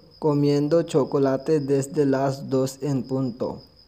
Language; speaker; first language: Spanish; non-native, fluent; Urdu